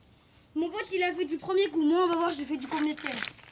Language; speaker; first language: French; native; French